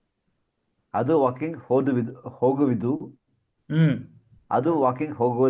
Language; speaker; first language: Kannada; non-native, learner; Hindi